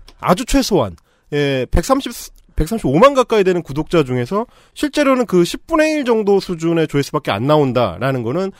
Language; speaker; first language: Korean; native; Korean